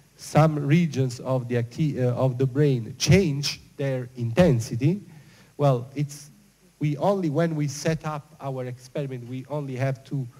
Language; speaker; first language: English; non-native, fluent; Italian